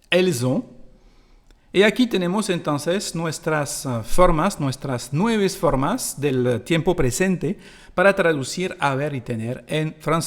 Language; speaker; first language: Spanish; non-native, fluent; French